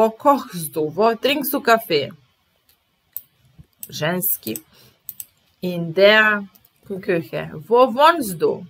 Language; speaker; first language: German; non-native, fluent; Serbian